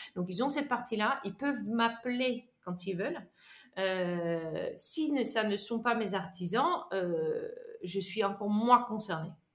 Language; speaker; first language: French; non-native, fluent; Dutch